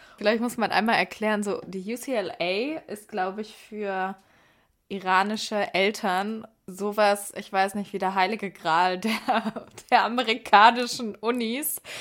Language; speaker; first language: German; early bilingual, other home language; Persian